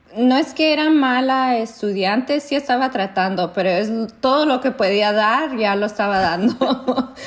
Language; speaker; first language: Spanish; early bilingual, heritage; Spanish